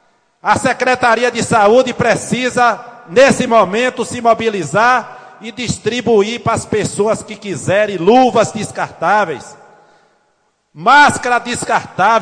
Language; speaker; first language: Portuguese; native; Portuguese